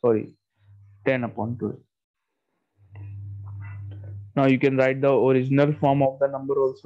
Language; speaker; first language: English; non-native, local second language; Hindi